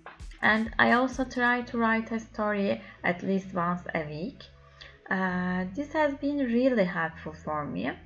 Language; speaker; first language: English; non-native, learner; Turkish